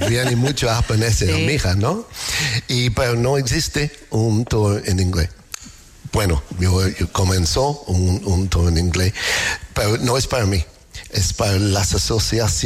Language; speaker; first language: Spanish; non-native, learner; English